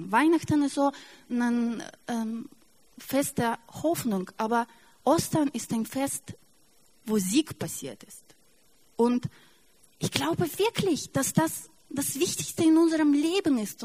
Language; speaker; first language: German; non-native, fluent; Russian